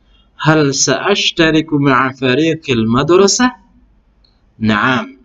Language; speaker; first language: Arabic; non-native, fluent; Indonesian